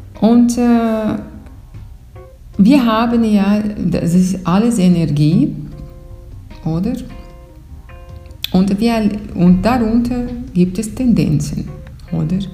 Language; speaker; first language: German; non-native, fluent; Portuguese